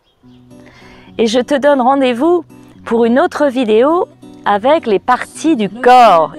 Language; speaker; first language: French; native; French